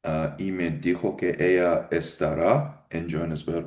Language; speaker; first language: Spanish; non-native, learner; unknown